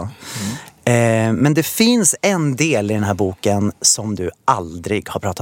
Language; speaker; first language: Swedish; native; Swedish